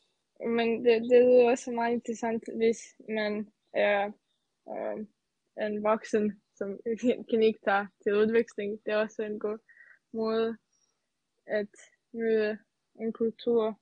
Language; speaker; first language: Danish; non-native, learner; Serbian